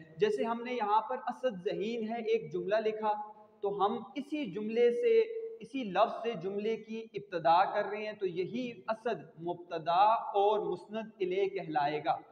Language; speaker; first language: Urdu; non-native, local second language; Punjabi